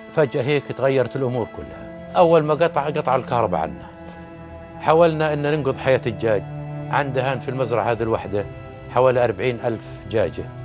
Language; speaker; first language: Arabic; native; Arabic